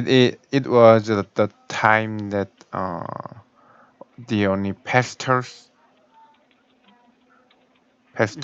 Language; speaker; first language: English; non-native, learner; Korean